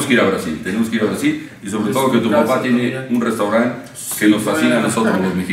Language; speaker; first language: Spanish; native; Spanish